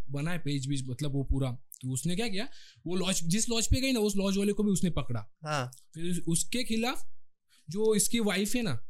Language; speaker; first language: Hindi; non-native, local second language; Marathi